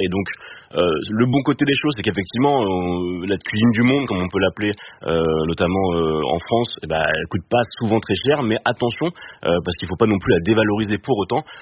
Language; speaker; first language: French; native; French